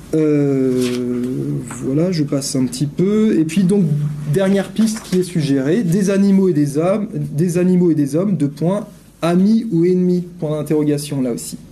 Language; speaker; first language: French; native; French